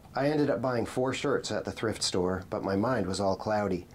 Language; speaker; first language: English; native; English